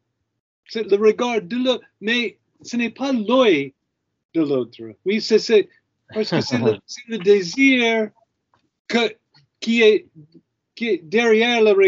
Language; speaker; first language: French; non-native, fluent; English